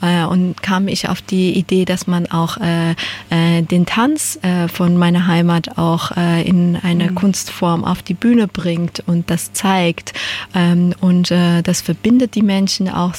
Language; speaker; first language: German; non-native, fluent; Persian